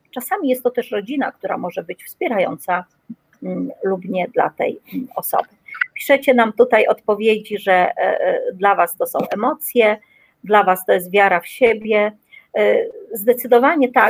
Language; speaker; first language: Polish; native; Polish